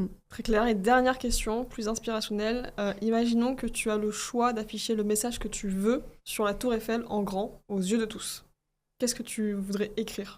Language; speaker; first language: French; native; French